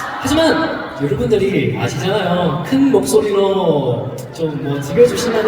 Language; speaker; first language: Korean; non-native, learner; Chinese